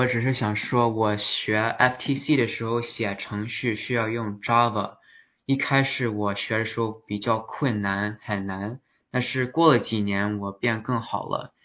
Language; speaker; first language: Chinese; early bilingual, heritage; Chinese